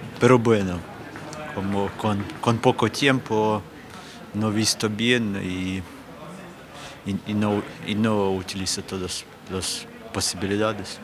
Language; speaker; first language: Spanish; non-native, learner; Ukrainian